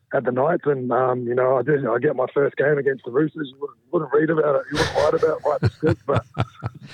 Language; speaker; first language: English; native; English